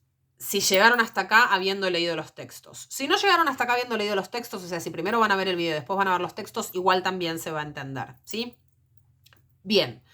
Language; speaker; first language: Spanish; native; Spanish